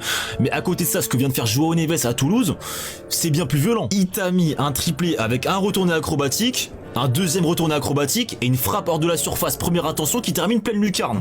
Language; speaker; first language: French; native; French